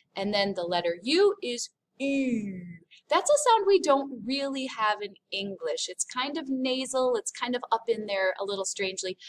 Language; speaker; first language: English; native; English